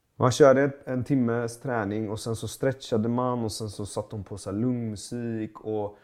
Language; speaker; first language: Swedish; early bilingual, other home language; Persian